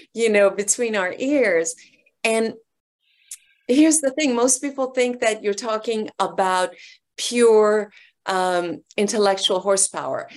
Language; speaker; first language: English; early bilingual, other home language; Persian